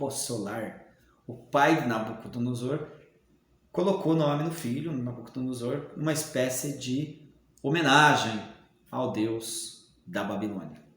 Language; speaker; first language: Portuguese; native; Portuguese